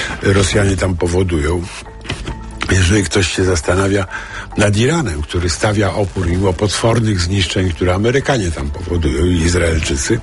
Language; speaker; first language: Polish; native; Polish